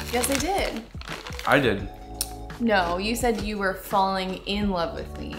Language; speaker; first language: English; native; English